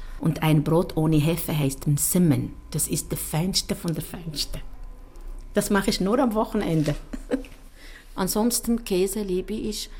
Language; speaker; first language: German; non-native, fluent; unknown